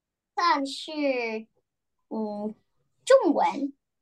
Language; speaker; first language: Chinese; non-native, learner; Vietnamese